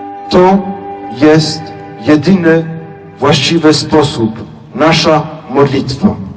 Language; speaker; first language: Polish; non-native, fluent; French